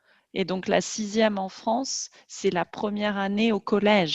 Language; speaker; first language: French; native; French